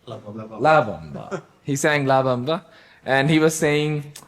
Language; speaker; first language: English; non-native, local second language; Sinhala